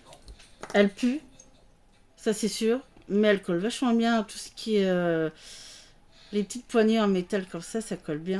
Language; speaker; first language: French; native; French